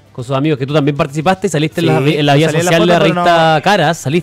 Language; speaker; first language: Spanish; native; Spanish